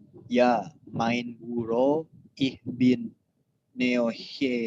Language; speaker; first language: German; non-native, learner; Indonesian